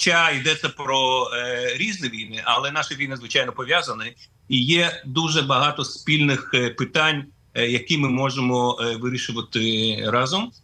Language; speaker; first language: Ukrainian; non-native, fluent; Russian